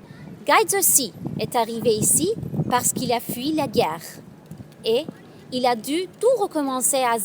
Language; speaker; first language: French; non-native, fluent; Armenian